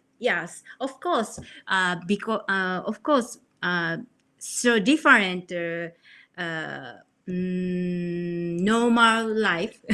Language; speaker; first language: English; non-native, learner; Japanese